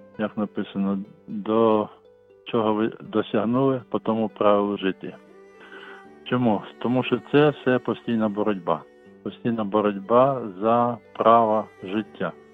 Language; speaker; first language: Ukrainian; non-native, local second language; Russian